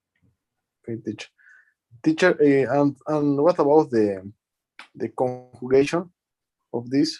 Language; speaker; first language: English; non-native, learner; Spanish